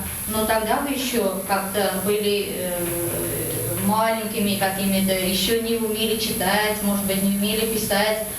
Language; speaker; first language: Russian; non-native, local second language; Bashkir